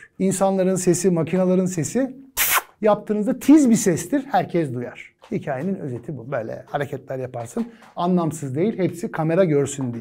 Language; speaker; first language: Turkish; native; Turkish